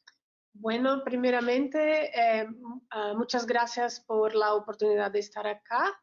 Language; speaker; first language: Spanish; non-native, learner; Portuguese